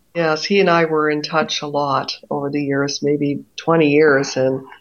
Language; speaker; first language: English; native; English